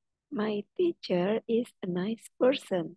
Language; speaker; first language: English; non-native, fluent; Indonesian